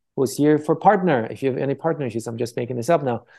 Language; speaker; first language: English; early bilingual, other home language; Persian